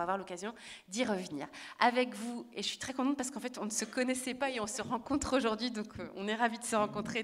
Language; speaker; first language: French; native; French